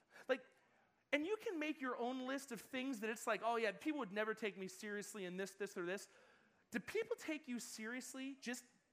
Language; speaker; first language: English; native; English